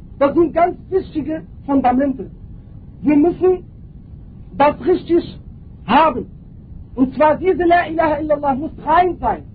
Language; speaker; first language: German; non-native, fluent; Arabic